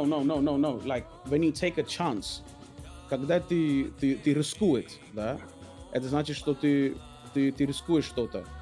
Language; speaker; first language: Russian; non-native, learner; English